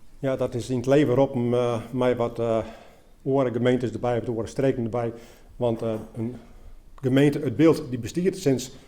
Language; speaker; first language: Dutch; native; Dutch